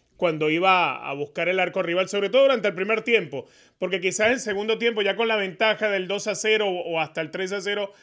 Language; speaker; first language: Spanish; native; Spanish